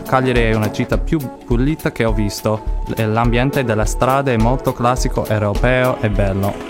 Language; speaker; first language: Italian; non-native, learner; English